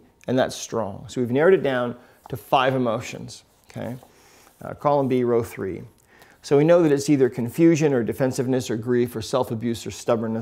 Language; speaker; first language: English; native; English